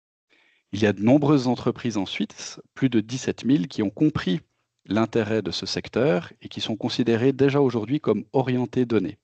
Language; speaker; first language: French; native; French